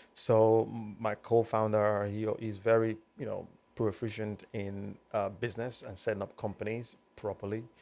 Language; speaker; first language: English; native; English